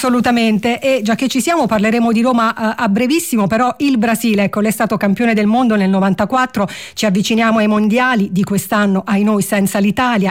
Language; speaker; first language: Italian; native; Italian